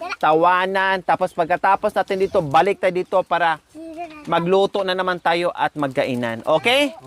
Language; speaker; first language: Filipino; non-native, local second language; Cebuano